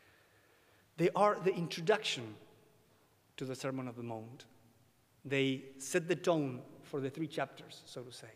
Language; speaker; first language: English; non-native, fluent; Spanish